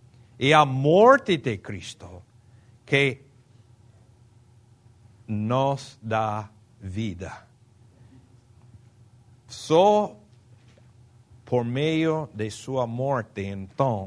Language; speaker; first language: Portuguese; non-native, fluent; Spanish